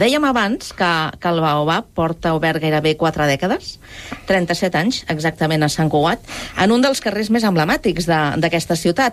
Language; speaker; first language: Catalan; native; Catalan